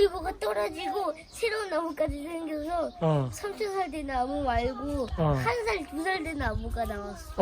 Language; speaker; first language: Korean; early bilingual, heritage; Korean